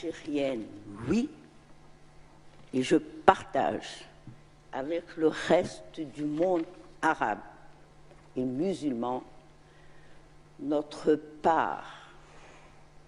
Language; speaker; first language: French; non-native, local second language; Arabic